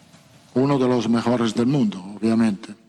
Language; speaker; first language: Spanish; non-native, fluent; Italian